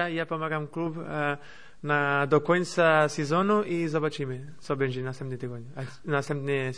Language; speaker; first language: Polish; non-native, fluent; Portuguese